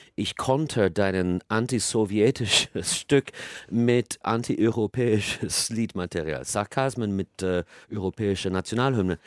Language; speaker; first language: German; non-native, fluent; English